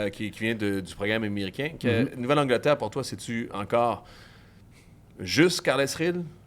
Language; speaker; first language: French; native; French